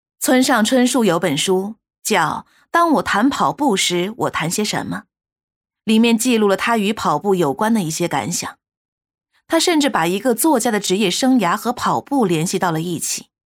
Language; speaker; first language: Chinese; native; Chinese